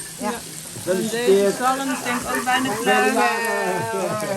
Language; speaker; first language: Dutch; non-native, fluent; Thai